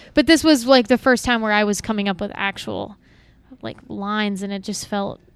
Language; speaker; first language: English; native; English